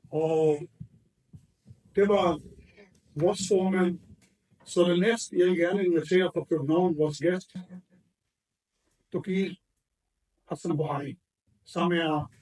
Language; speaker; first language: Danish; non-native, fluent; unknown